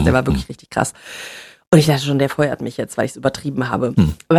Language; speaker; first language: German; native; German